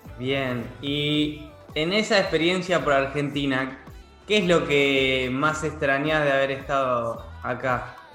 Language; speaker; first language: Spanish; native; Spanish